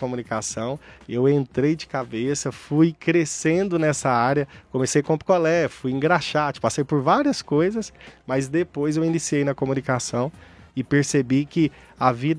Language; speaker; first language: Portuguese; native; Portuguese